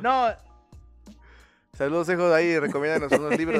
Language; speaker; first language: Spanish; native; Spanish